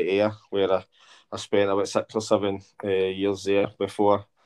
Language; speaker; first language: English; native; English